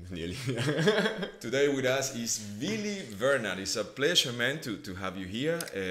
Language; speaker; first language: English; non-native, fluent; Spanish